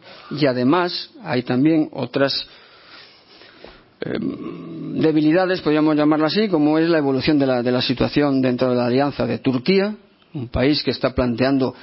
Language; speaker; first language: Spanish; native; Spanish